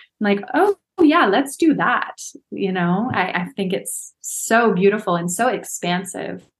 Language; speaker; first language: English; native; English